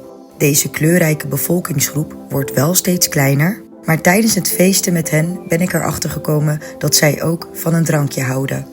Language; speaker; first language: Dutch; early bilingual, other home language; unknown